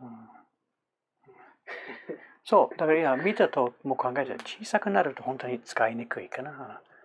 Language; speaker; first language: Japanese; non-native, fluent; English